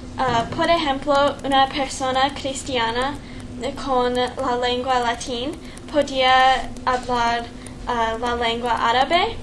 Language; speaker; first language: Spanish; non-native, learner; English